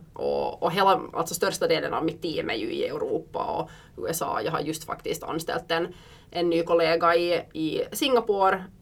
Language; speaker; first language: Swedish; early bilingual, heritage; Swedish